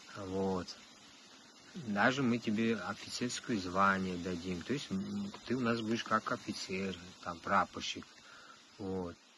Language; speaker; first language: Russian; non-native, local second language; Tajik